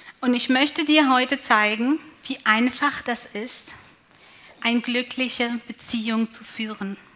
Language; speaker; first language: German; non-native, fluent; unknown